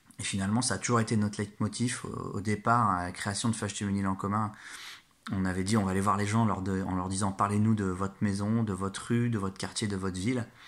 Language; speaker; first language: French; native; French